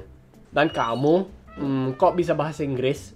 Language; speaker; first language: Indonesian; non-native, fluent; English